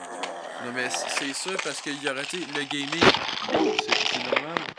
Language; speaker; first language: French; native; French